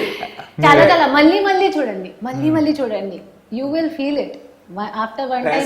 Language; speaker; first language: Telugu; non-native, learner; Hindi